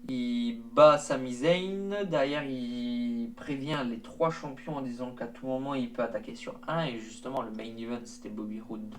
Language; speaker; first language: French; native; French